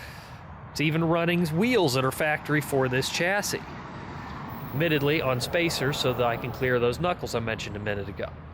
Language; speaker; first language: English; native; English